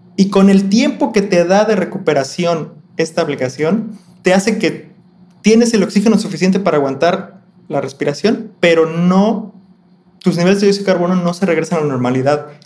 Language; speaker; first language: Spanish; native; Spanish